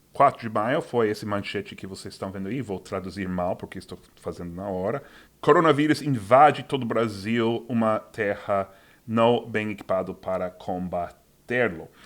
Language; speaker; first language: Portuguese; non-native, fluent; English